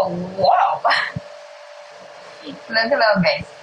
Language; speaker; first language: English; non-native, learner; Russian